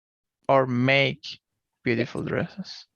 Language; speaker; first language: English; non-native, learner; Portuguese